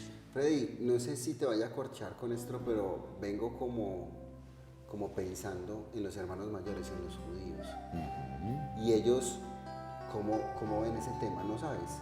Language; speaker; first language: Spanish; native; Spanish